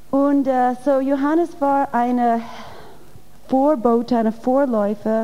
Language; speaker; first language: German; non-native, fluent; English